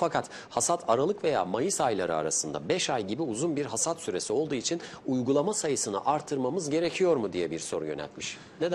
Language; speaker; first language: Turkish; native; Turkish